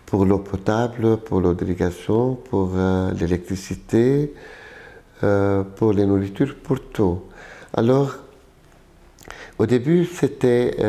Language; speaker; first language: French; non-native, local second language; Arabic